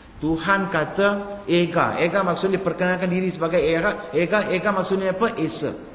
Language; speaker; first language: Malay; non-native, local second language; Tamil